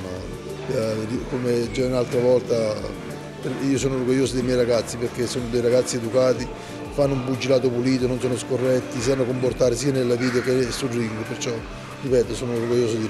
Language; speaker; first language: Italian; native; Italian